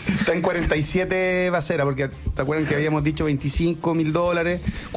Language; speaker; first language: Spanish; native; Spanish